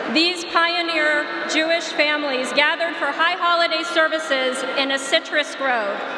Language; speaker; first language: English; native; English